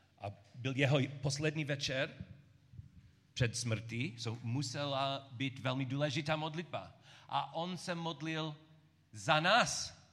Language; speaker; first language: Czech; non-native, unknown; English